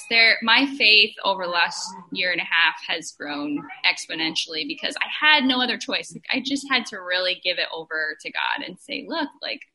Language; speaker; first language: English; native; English